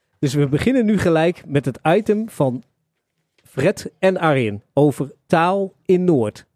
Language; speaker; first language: Dutch; native; Dutch